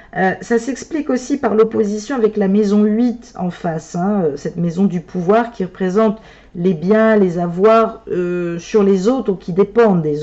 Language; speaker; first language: French; native; French